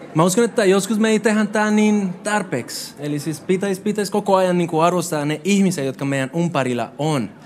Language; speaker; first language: Finnish; non-native, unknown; Spanish